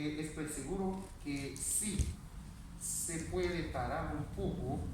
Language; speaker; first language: Spanish; non-native, learner; Haitian Creole